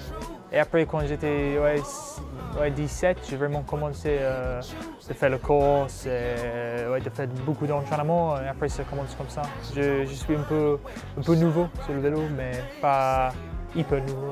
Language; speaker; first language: French; non-native, learner; English